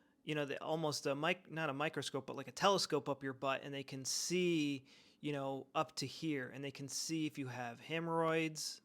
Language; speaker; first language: English; native; English